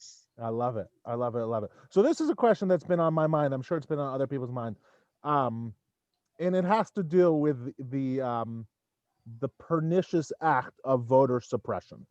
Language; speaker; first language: English; native; English